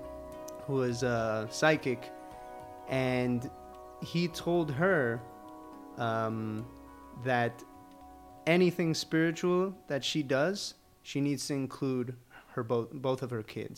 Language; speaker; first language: English; early bilingual, other home language; Spanish